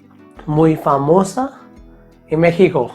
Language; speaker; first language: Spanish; non-native, fluent; Hindi